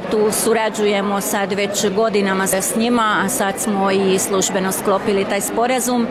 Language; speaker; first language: Croatian; early bilingual, heritage; Croatian